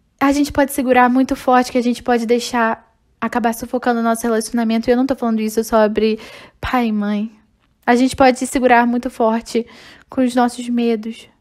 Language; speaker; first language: Portuguese; non-native, fluent; English